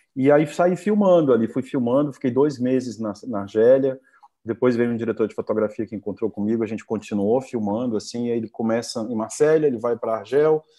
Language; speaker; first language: Portuguese; native; Portuguese